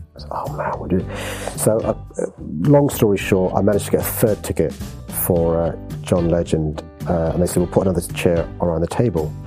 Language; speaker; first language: English; native; English